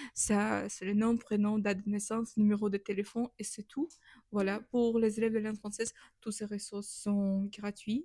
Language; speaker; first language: French; non-native, fluent; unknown